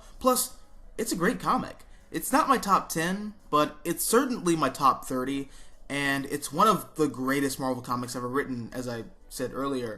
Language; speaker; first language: English; native; English